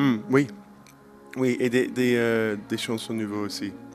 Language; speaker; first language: French; non-native, learner; English